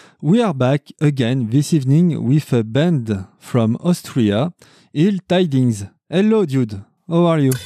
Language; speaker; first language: English; non-native, learner; French